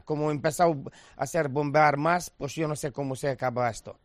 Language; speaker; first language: Spanish; non-native, learner; Ukrainian